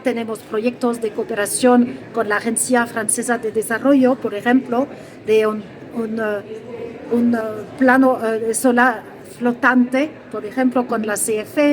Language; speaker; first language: Spanish; non-native, fluent; French